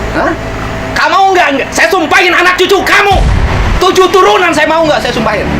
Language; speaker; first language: Indonesian; non-native, local second language; Sundanese